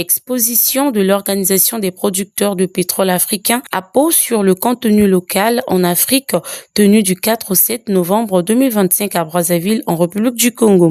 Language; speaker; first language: French; native; French